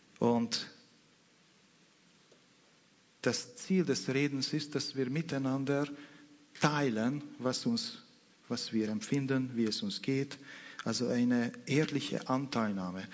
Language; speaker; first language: German; non-native, fluent; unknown